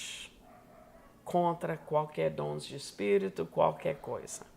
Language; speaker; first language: Portuguese; non-native, fluent; English